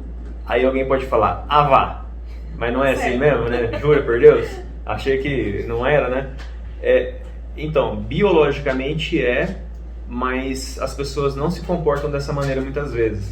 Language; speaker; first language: Portuguese; native; Portuguese